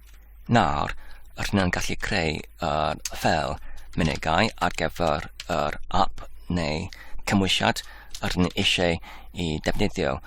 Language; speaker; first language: Welsh; non-native, learner; English